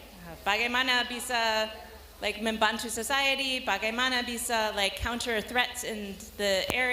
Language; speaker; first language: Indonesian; non-native, learner; English